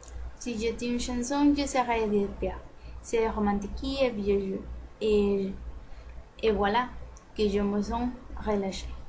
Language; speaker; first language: French; non-native, learner; Spanish